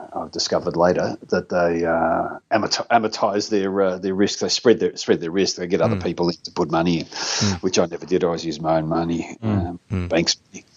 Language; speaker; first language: English; native; English